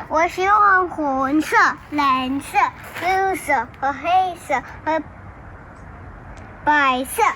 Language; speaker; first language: Chinese; non-native, learner; English